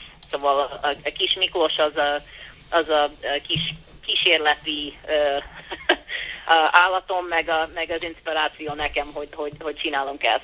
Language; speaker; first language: Hungarian; early bilingual, heritage; Hungarian